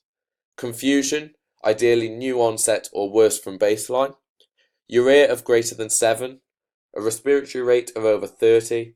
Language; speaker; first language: English; native; English